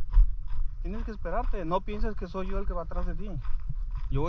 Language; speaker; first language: Spanish; native; Spanish